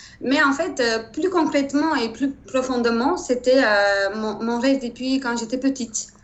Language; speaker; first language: French; non-native, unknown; Turkish